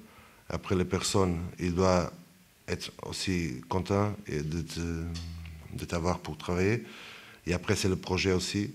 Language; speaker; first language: French; non-native, fluent; Portuguese